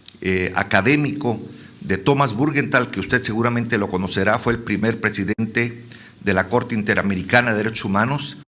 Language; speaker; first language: Spanish; native; Spanish